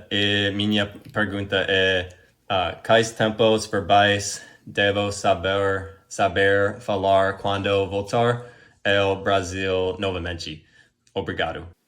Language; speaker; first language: Portuguese; non-native, learner; English